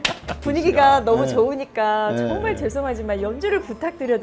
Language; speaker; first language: Korean; native; Korean